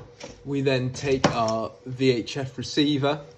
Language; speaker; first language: English; native; English